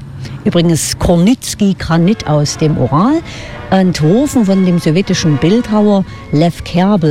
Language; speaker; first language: German; native; German